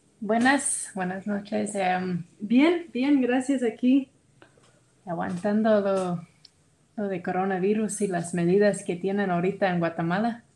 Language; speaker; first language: Spanish; non-native, fluent; English